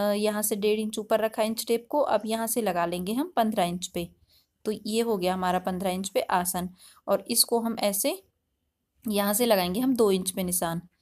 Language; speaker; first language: Hindi; native; Hindi